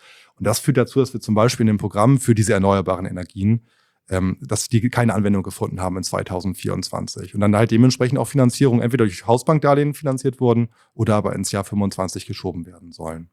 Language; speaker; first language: German; native; German